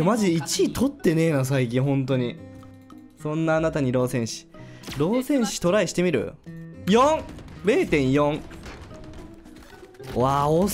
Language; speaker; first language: Japanese; native; Japanese